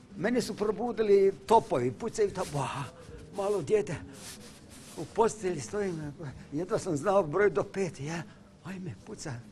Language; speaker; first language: Croatian; native; Croatian